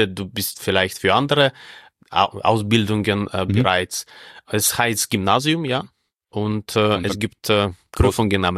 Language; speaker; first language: German; non-native, fluent; Russian